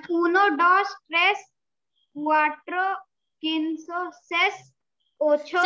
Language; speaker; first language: Spanish; non-native, learner; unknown